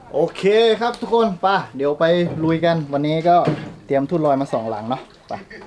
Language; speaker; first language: Thai; native; Thai